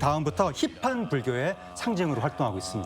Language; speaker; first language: Korean; native; Korean